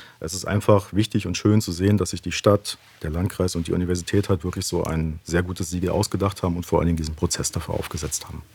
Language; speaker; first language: German; native; German